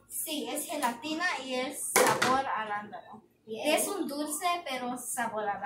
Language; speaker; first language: Spanish; early bilingual, heritage; Spanish